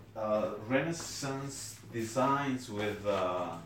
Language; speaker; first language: English; non-native, fluent; Spanish